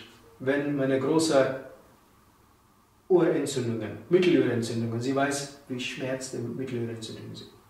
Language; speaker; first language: German; non-native, learner; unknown